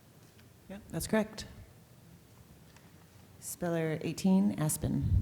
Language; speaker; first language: English; native; English